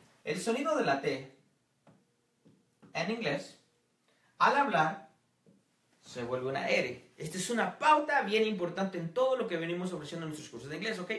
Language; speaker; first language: Spanish; native; Spanish